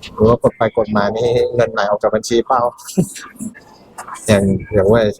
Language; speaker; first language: Chinese; non-native, learner; Thai